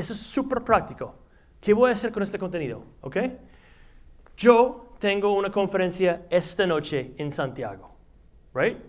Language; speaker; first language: Spanish; non-native, fluent; English